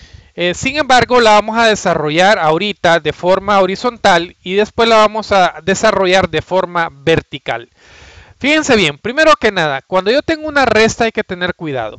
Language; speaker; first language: Spanish; native; Spanish